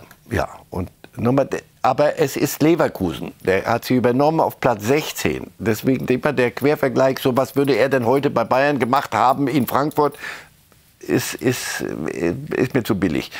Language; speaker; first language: German; native; German